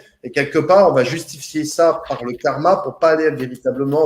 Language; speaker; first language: French; native; French